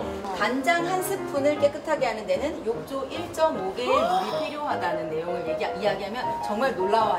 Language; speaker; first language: Korean; native; Korean